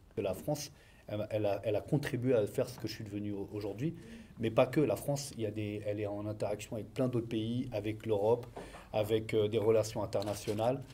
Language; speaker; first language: French; native; French